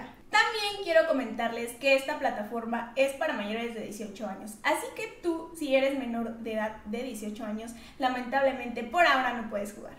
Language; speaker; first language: Spanish; native; Spanish